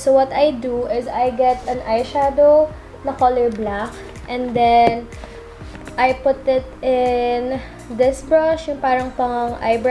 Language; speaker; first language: English; non-native, local second language; Filipino